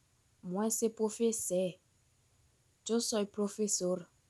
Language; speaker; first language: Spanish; non-native, fluent; Haitian Creole